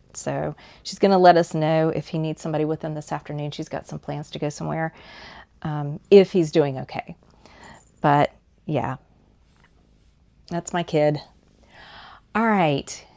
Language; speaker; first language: English; native; English